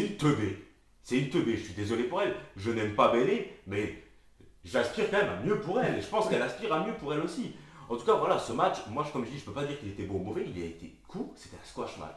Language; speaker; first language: French; native; French